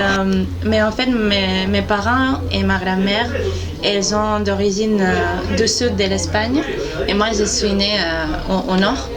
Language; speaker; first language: French; non-native, fluent; Spanish